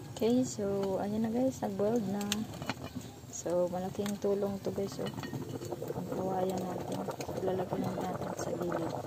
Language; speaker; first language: Filipino; non-native, local second language; Waray